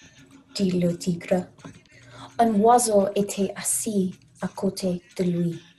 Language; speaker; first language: French; non-native, learner; English